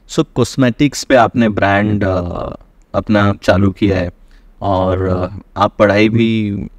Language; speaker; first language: Hindi; native; Hindi